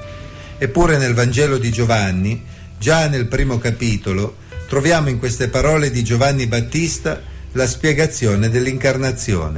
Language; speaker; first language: Italian; native; Italian